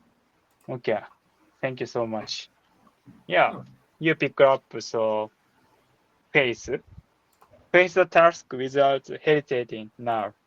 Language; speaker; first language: English; non-native, learner; Japanese